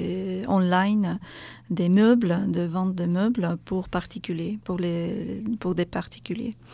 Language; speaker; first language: French; non-native, fluent; Russian